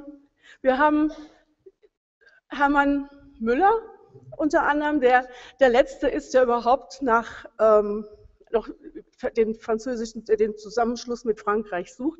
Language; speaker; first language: German; native; German